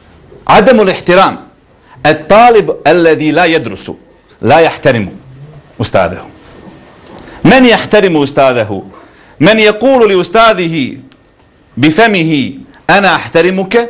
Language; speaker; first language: Arabic; non-native, fluent; Bosnian